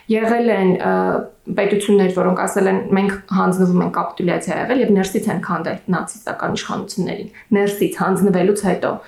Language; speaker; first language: Armenian; native; Armenian